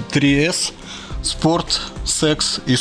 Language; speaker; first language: Russian; native; Russian